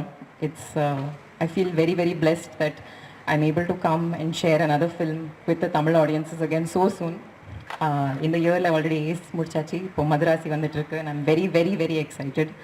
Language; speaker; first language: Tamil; non-native, learner; Kannada